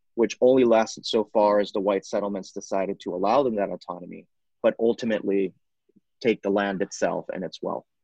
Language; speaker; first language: English; non-native, fluent; Spanish